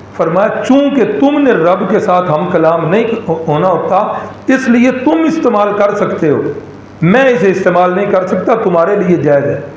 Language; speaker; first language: Urdu; non-native, local second language; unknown